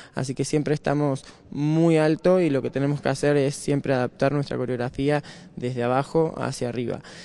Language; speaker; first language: Spanish; native; Spanish